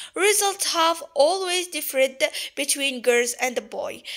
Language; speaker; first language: English; non-native, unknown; Arabic